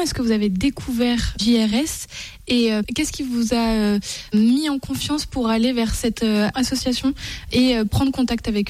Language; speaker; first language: French; native; French